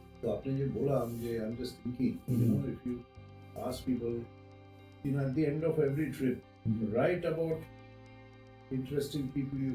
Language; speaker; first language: Hindi; non-native, local second language; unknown